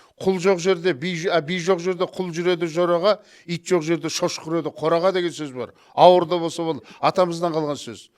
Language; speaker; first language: Kazakh; native; Kazakh